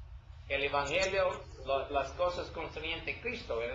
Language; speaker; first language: Spanish; non-native, learner; English